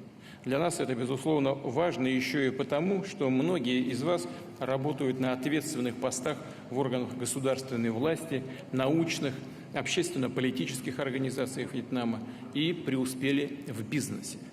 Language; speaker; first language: Russian; native; Russian